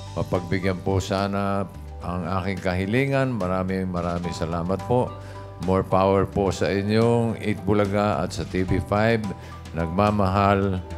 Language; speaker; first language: Filipino; native; Filipino